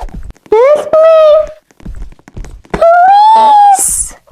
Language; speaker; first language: English; non-native, learner; Mongolian